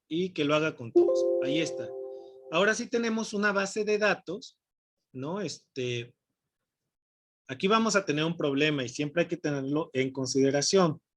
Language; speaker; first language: Spanish; native; Spanish